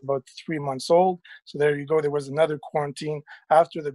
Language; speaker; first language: English; native; English